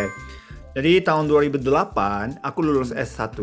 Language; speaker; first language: Indonesian; non-native, fluent; Japanese